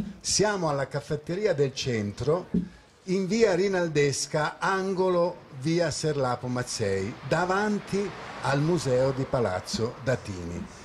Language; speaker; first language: Italian; native; Italian